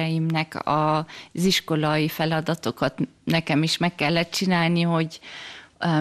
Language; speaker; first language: Hungarian; early bilingual, heritage; German